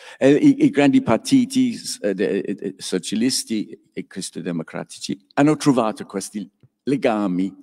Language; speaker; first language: Italian; non-native, learner; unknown